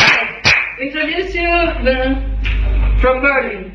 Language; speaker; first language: English; non-native, learner; Italian